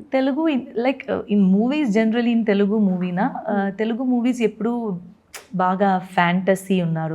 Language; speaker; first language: Telugu; non-native, learner; Malayalam